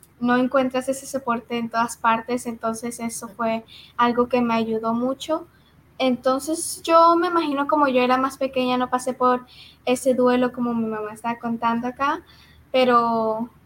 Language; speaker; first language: Spanish; early bilingual, heritage; Spanish